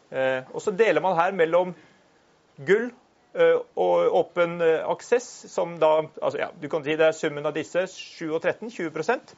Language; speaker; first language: Norwegian; native; Norwegian